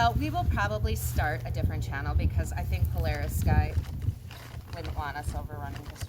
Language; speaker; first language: English; native; English